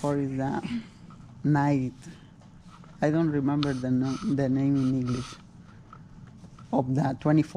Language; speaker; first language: English; non-native, learner; Spanish